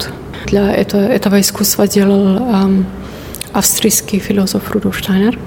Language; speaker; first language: Russian; non-native, learner; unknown